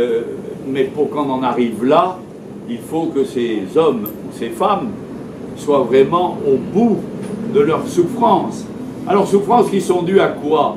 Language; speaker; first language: French; native; French